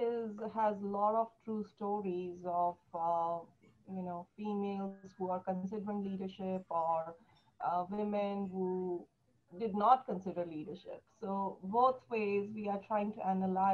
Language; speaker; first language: English; non-native, local second language; Hindi